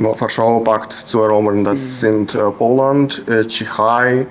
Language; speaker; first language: German; non-native, fluent; Ukrainian